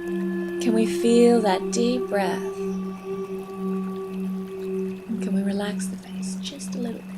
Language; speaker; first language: English; native; English